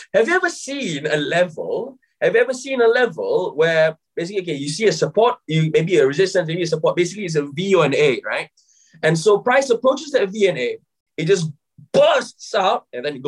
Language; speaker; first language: English; non-native, local second language; Malay